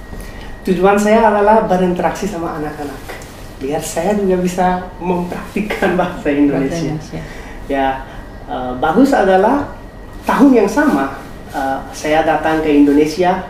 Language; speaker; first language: Indonesian; non-native, fluent; Hindi